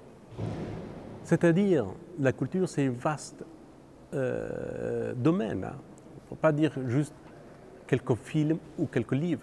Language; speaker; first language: French; non-native, fluent; Persian